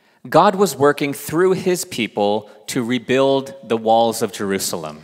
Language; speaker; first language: English; early bilingual, other home language; Korean